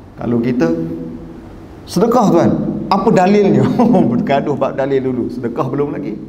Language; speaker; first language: Malay; native; Malay